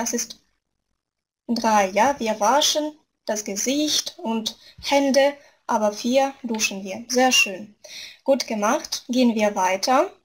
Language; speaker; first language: German; non-native, fluent; Russian